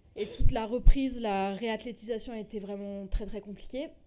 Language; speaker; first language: French; native; French